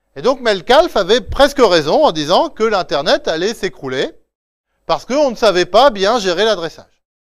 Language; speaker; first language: French; native; French